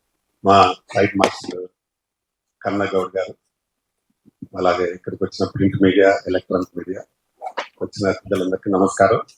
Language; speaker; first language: Telugu; native; Telugu